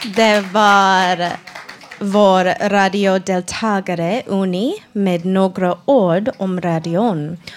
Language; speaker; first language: Swedish; non-native, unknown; English